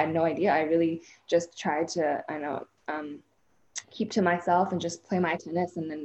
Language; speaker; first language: English; non-native, local second language; Cantonese